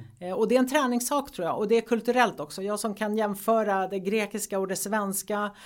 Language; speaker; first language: Swedish; early bilingual, other home language; Greek